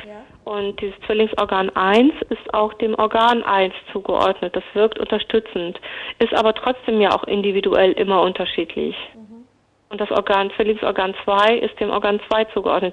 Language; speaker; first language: German; native; German